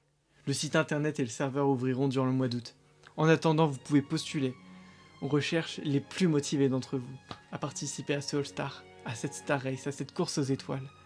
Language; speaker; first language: French; native; French